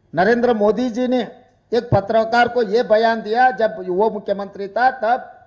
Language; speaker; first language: Hindi; non-native, local second language; Telugu